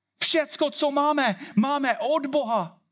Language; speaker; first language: Czech; non-native, fluent; English